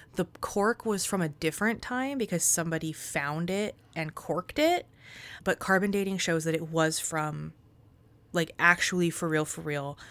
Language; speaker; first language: English; native; English